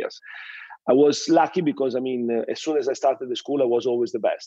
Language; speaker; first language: English; non-native, fluent; Italian